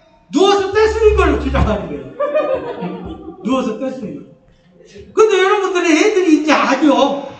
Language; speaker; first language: Korean; native; Korean